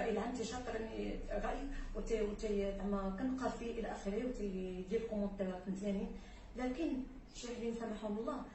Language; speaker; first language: Arabic; native; Arabic